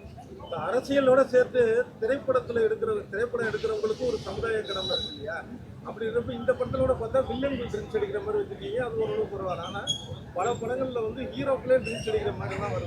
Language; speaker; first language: Tamil; native; Tamil